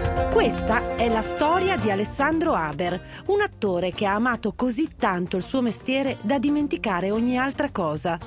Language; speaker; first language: Italian; native; Italian